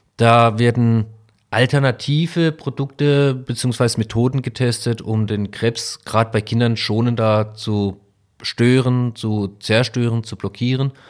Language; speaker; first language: German; native; German